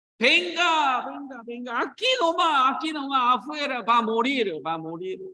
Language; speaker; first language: Spanish; non-native, learner; Korean